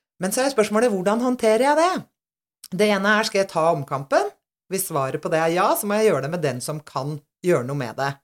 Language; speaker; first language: Norwegian; native; Norwegian